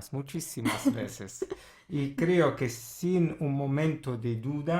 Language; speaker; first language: Spanish; non-native, fluent; Italian